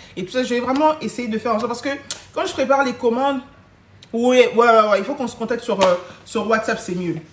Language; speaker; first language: French; early bilingual, other home language; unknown